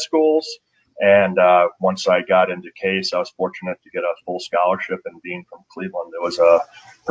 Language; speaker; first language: English; native; English